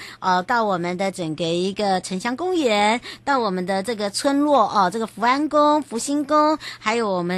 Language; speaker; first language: Chinese; native; Chinese